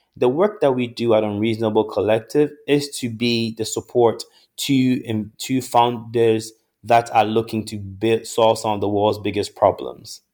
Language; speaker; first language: English; non-native, local second language; Akan